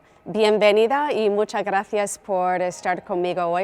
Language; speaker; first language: Spanish; non-native, fluent; English